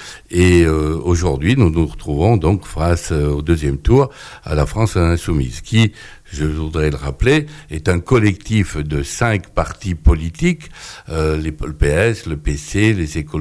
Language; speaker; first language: French; native; French